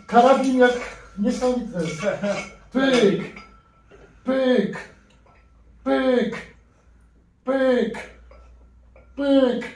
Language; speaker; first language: Polish; native; Polish